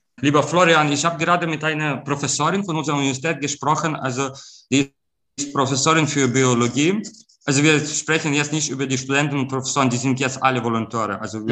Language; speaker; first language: German; non-native, fluent; Ukrainian